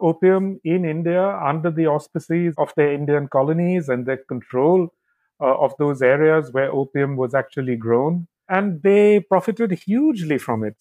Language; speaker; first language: English; non-native, local second language; Bangla